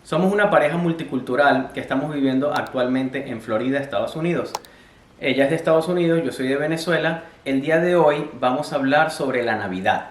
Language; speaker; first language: Spanish; native; Spanish